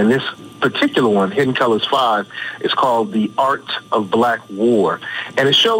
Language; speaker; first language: English; native; English